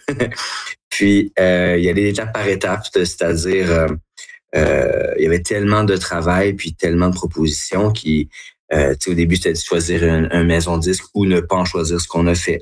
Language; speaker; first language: French; native; French